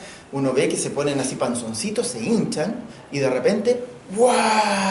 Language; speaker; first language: Spanish; native; Spanish